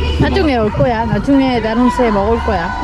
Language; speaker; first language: Korean; non-native, learner; Spanish